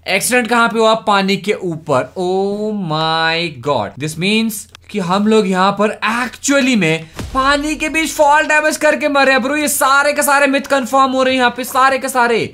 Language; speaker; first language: Hindi; native; Hindi